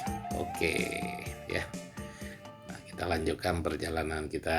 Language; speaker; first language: Indonesian; non-native, local second language; Minangkabau